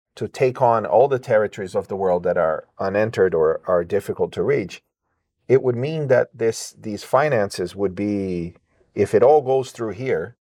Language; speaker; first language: English; native; English